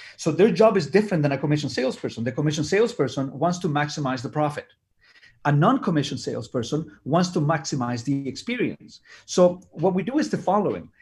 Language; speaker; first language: English; non-native, fluent; Spanish